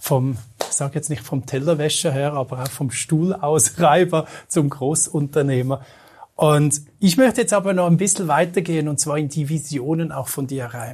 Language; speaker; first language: German; native; German